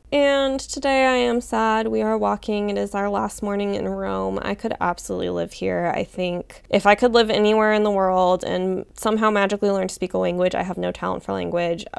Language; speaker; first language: English; native; English